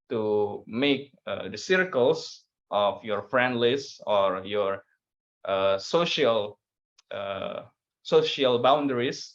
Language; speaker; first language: English; non-native, learner; Indonesian